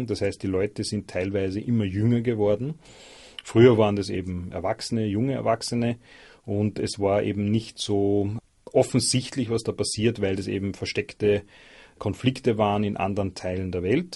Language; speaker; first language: German; native; German